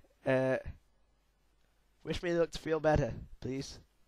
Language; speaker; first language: English; native; English